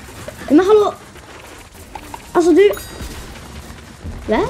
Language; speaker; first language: Swedish; non-native, learner; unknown